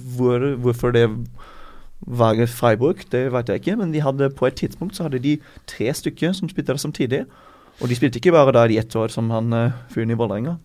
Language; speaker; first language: Norwegian; non-native, fluent; German